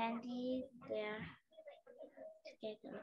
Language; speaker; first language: English; non-native, learner; Vietnamese